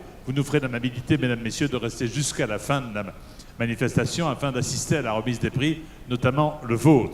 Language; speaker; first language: French; native; French